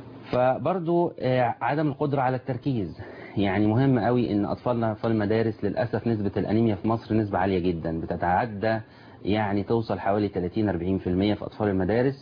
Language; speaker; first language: Arabic; native; Arabic